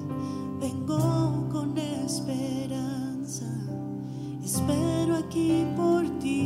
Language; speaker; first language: Spanish; native; Spanish